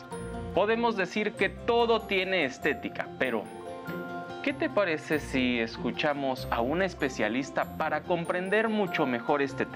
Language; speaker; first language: Spanish; native; Spanish